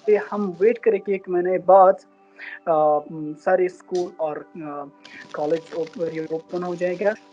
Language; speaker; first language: Hindi; non-native, fluent; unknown